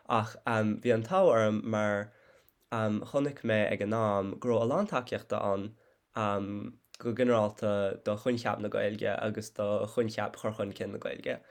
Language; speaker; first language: Irish; non-native, fluent; English